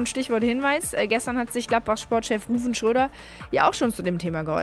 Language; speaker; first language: German; native; German